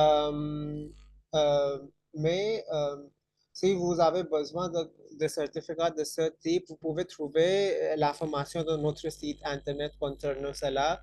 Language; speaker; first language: French; non-native, fluent; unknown